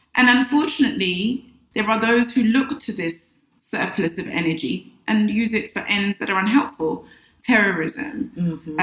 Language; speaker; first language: English; native; English